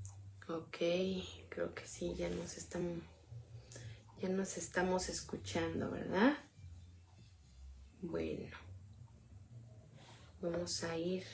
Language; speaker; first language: Spanish; native; Spanish